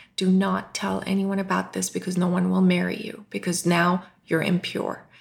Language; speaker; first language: English; non-native, local second language; Urdu